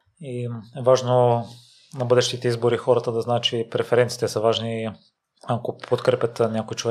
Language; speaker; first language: Bulgarian; native; Bulgarian